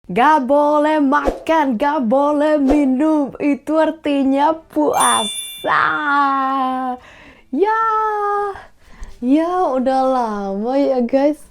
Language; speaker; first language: Indonesian; non-native, fluent; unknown